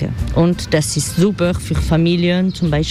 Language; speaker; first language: German; non-native, fluent; French